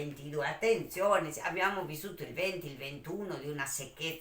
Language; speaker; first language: Italian; native; Italian